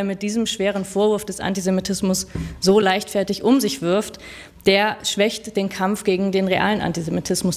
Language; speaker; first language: German; native; German